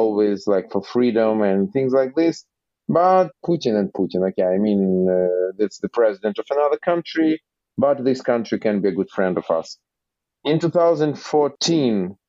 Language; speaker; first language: English; non-native, fluent; Russian